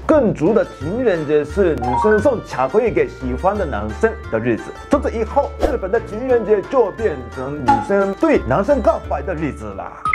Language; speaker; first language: Chinese; non-native, fluent; Japanese